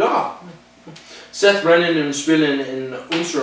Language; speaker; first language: German; non-native, learner; English